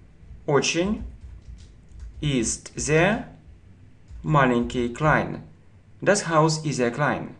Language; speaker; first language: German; non-native, fluent; Russian